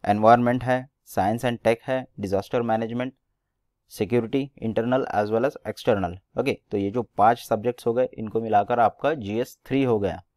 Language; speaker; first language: Hindi; non-native, local second language; Marathi